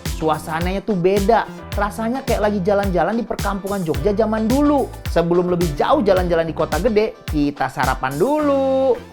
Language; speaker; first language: Indonesian; native; Indonesian